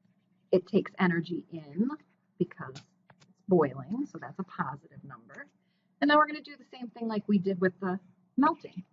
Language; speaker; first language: English; native; English